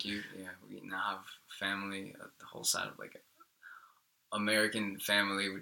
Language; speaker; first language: English; early bilingual, other home language; Spanish